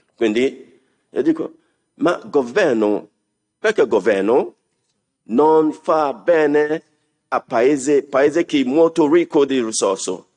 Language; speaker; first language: Italian; non-native, learner; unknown